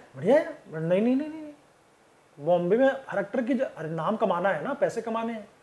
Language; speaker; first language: Hindi; native; Hindi